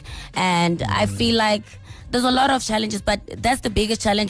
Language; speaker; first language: English; non-native, local second language; Tswana